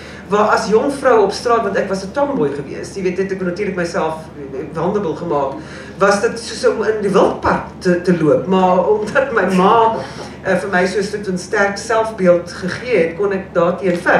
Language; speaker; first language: Afrikaans; non-native, local second language; English